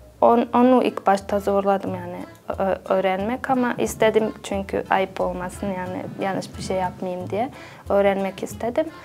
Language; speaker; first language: Turkish; non-native, fluent; Bosnian